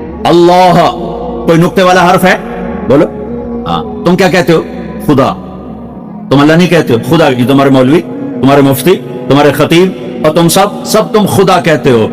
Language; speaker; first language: Hindi; non-native, local second language; Punjabi